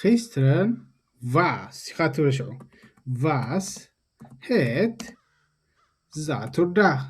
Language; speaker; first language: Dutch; non-native, fluent; Tigrinya